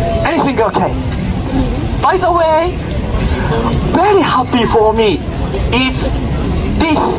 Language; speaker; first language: English; non-native, learner; Japanese